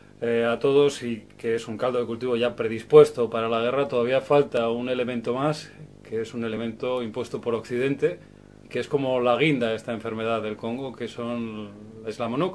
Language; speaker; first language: Spanish; native; Spanish